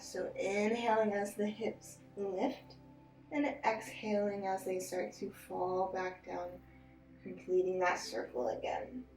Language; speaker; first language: English; native; English